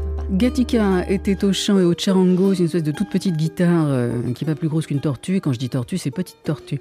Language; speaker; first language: French; native; French